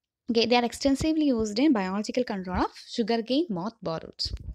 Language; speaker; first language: English; non-native, local second language; Malayalam